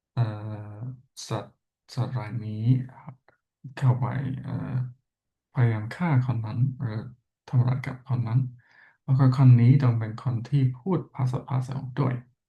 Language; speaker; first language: Thai; non-native, learner; English